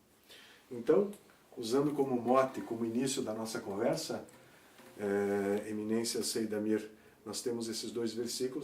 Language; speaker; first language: Portuguese; native; Portuguese